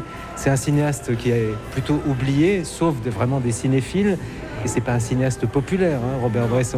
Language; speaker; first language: French; native; French